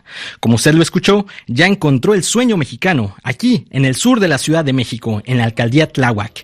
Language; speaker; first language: Spanish; native; Spanish